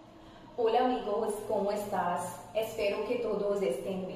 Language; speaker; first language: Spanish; non-native, fluent; Hindi